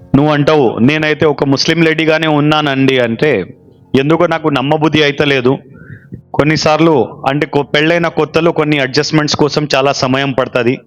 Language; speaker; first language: Telugu; non-native, local second language; Urdu